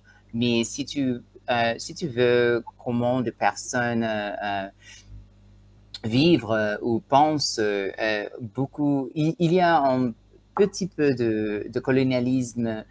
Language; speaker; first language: French; non-native, learner; Tswana